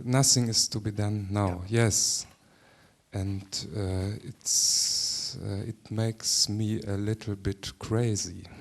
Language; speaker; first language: English; non-native, learner; German